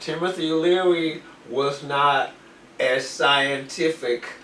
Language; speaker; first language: English; native; English